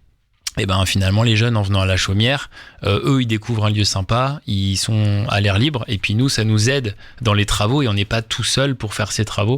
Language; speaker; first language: French; native; French